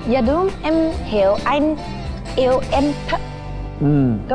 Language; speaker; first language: Vietnamese; non-native, learner; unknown